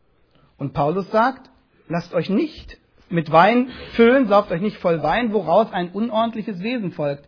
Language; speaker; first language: German; native; German